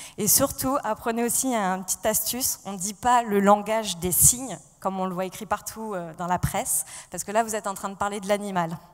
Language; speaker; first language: French; native; French